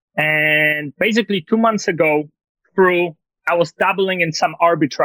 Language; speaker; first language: English; non-native, fluent; Polish